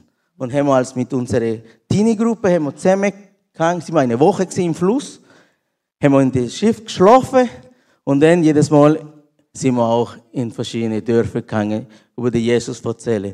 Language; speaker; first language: German; non-native, learner; Spanish